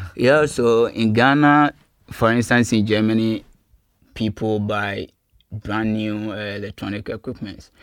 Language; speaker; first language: English; non-native, local second language; Akan